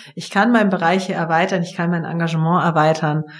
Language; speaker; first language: German; native; German